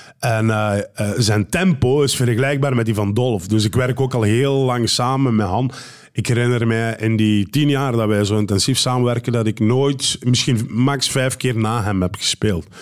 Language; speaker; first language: Dutch; non-native, local second language; Turkish